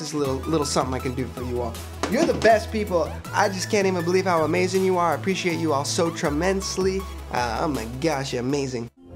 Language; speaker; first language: English; native; English